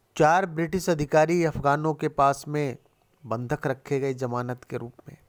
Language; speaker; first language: Hindi; native; Hindi